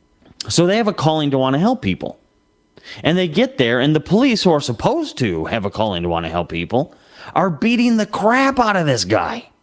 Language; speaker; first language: English; native; English